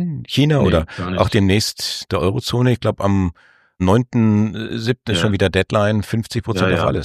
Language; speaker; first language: German; native; German